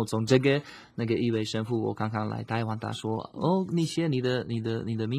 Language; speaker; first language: Chinese; non-native, fluent; Slovak